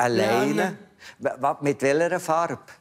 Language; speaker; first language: German; native; German